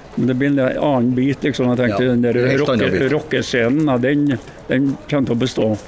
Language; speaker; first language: Norwegian; native; Norwegian